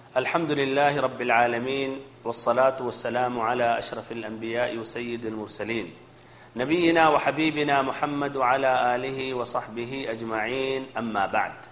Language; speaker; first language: Urdu; native; Urdu